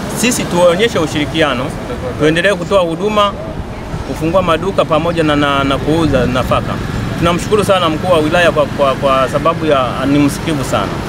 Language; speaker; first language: Swahili; native; Swahili